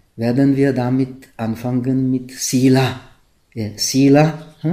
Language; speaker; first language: German; non-native, fluent; Czech